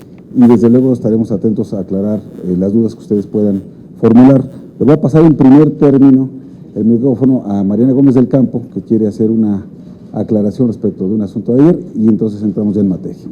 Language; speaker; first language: Spanish; native; Spanish